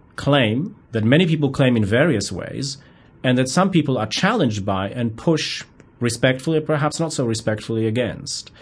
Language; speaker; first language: English; non-native, fluent; Polish